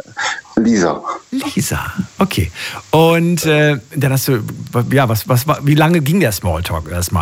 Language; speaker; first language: German; native; German